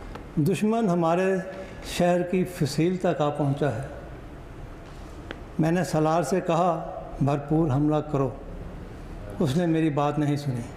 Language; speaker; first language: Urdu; non-native, local second language; Punjabi